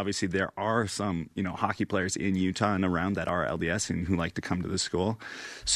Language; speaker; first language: English; native; English